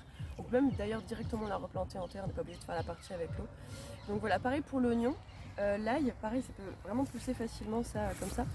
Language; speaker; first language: French; native; French